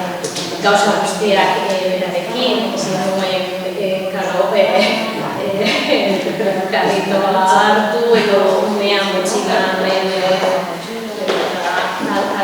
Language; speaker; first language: Basque; non-native, learner; Spanish